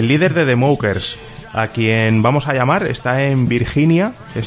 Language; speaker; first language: Spanish; native; Spanish